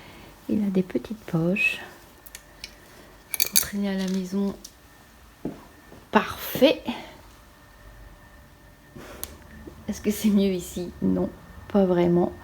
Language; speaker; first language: French; native; French